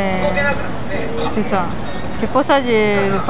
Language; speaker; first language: French; non-native, learner; Japanese